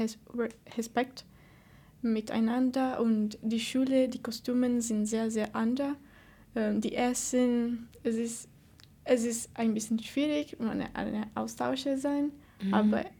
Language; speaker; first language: German; non-native, learner; Portuguese